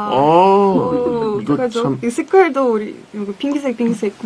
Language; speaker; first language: Korean; non-native, fluent; Russian